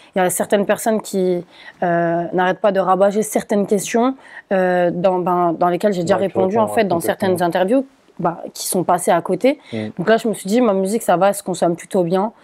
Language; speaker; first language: French; native; French